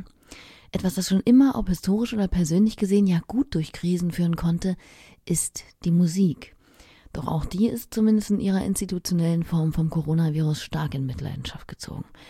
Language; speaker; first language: German; native; German